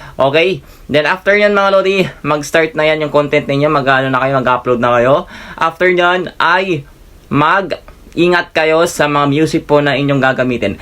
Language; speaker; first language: Filipino; non-native, local second language; Cebuano